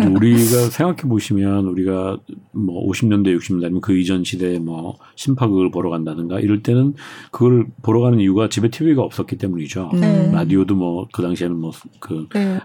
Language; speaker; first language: Korean; native; Korean